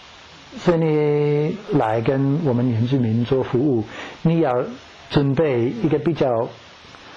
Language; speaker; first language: Chinese; non-native, fluent; English